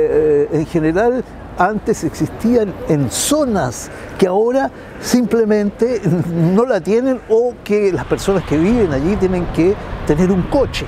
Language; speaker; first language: Spanish; native; Spanish